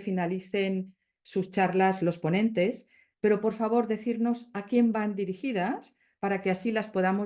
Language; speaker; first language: Spanish; native; Spanish